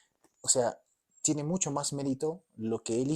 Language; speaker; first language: Spanish; native; Spanish